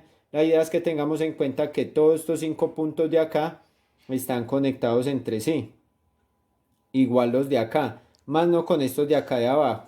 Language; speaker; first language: Spanish; native; Spanish